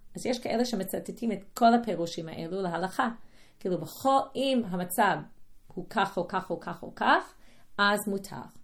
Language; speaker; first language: Hebrew; non-native, fluent; English